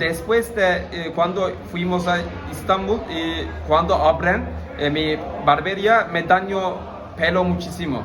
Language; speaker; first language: Spanish; non-native, learner; Turkish